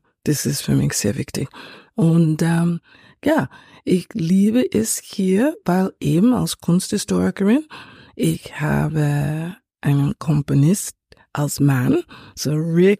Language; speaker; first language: German; non-native, fluent; English